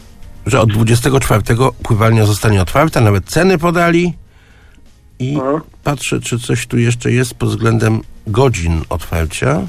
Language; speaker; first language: Polish; native; Polish